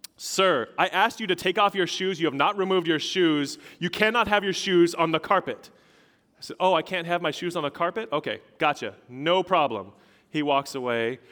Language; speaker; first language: English; native; English